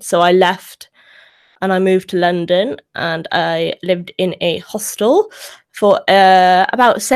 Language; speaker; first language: English; native; English